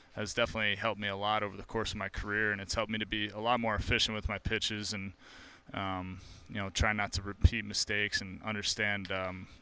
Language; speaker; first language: English; native; English